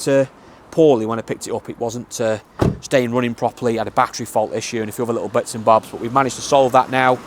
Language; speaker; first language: English; native; English